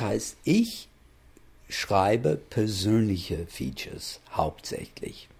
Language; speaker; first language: German; non-native, fluent; English